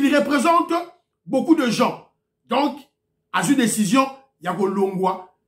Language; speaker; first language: French; non-native, local second language; Lingala